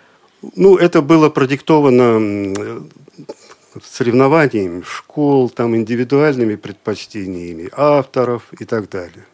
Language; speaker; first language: Russian; native; Russian